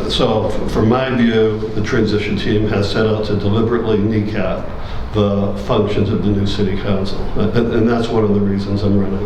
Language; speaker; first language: English; native; English